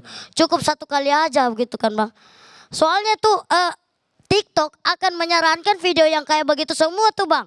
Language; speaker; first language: Indonesian; native; Indonesian